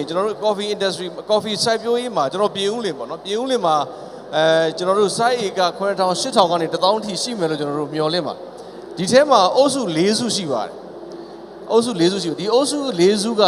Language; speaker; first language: Burmese; native; Burmese